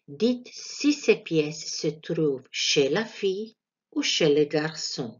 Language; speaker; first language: French; non-native, fluent; Croatian